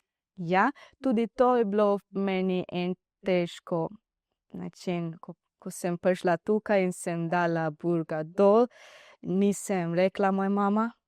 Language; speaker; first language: Slovenian; non-native, learner; Divehi